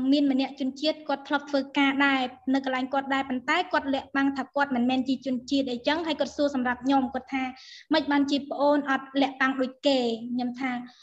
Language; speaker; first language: Khmer; non-native, local second language; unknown